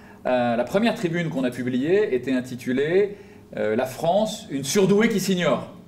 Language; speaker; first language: French; native; French